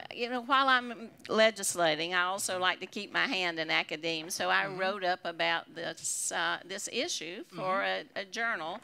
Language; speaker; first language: English; native; English